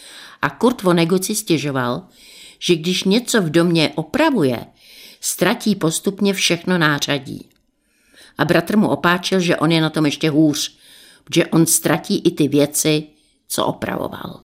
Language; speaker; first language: Czech; native; Czech